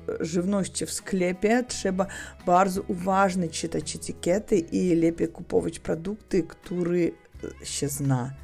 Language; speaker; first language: Polish; non-native, learner; Russian